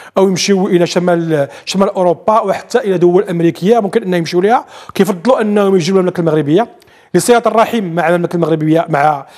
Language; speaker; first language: Arabic; native; Arabic